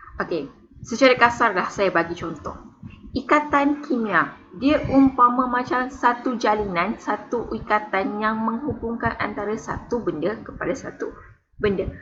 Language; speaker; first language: Malay; native; Malay